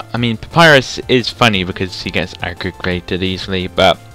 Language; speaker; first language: English; native; English